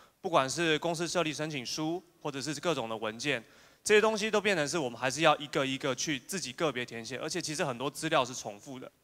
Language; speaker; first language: Chinese; native; Chinese